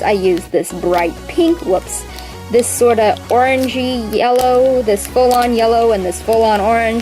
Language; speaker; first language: English; native; English